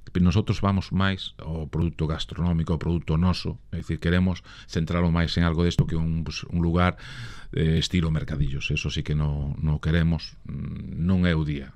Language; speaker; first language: Galician; native; Galician